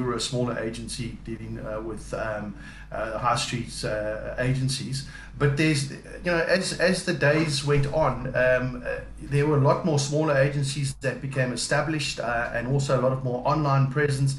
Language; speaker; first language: English; native; English